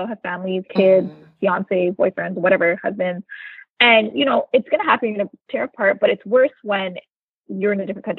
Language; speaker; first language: English; native; English